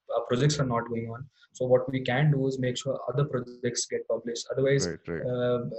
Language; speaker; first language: English; non-native, local second language; Hindi